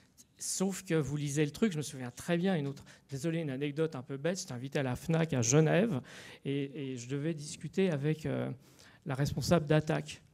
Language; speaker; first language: French; native; French